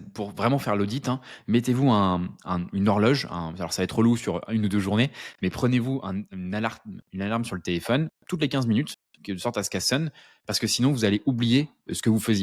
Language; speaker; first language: French; native; French